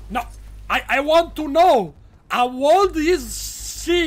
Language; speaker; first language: English; non-native, learner; Italian